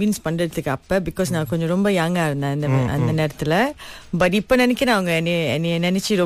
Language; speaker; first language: Tamil; early bilingual, heritage; Tamil